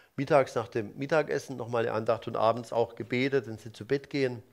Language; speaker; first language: German; native; German